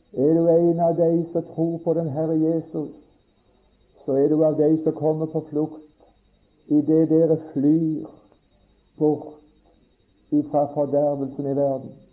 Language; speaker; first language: Norwegian; native; Norwegian